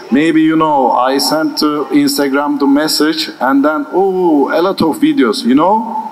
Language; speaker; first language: English; non-native, learner; Turkish